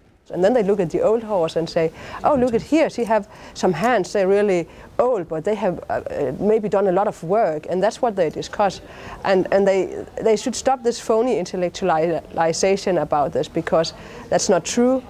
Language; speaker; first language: English; non-native, fluent; Danish